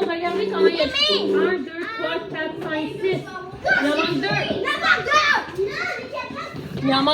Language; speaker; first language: French; native; French